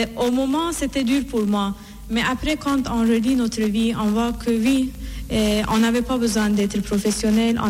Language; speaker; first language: French; non-native, fluent; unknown